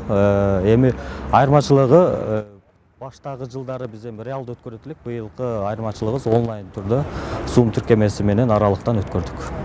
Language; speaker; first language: Kyrgyz; native; Kyrgyz